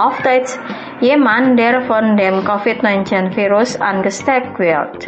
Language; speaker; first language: German; non-native, fluent; Indonesian